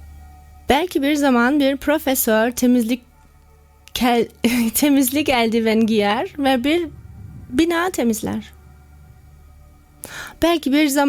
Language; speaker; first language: Turkish; non-native, learner; German